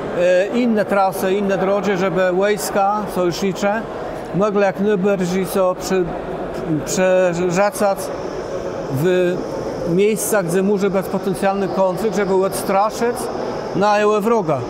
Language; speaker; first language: Polish; non-native, local second language; Kashubian